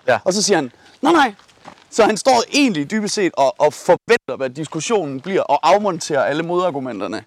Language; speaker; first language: Danish; early bilingual, other home language; Persian